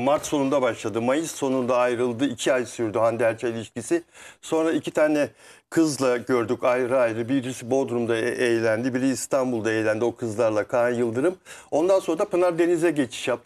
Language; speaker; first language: Turkish; native; Turkish